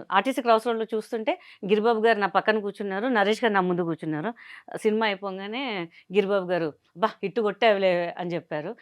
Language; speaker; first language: Telugu; non-native, fluent; Hindi